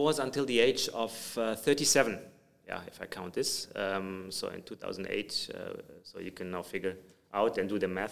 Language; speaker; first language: English; non-native, fluent; German